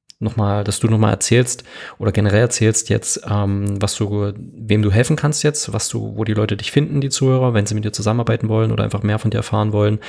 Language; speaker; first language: German; native; German